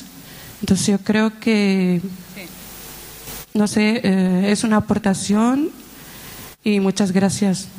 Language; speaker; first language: Spanish; non-native, fluent; Arabic